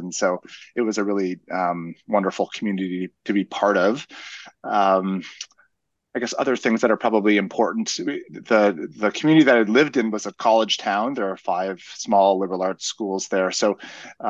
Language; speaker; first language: English; native; English